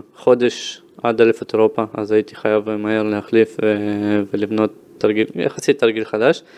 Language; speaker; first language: Hebrew; early bilingual, other home language; Ukrainian